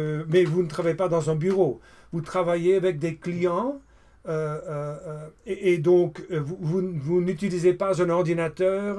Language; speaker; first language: French; non-native, fluent; English